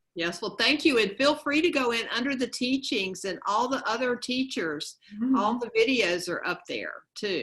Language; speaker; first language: English; native; English